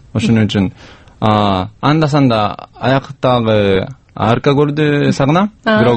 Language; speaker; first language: Kyrgyz; non-native, learner; Japanese